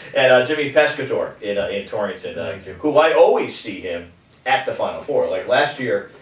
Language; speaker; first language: English; native; English